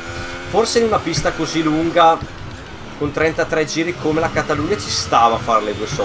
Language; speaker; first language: Italian; native; Italian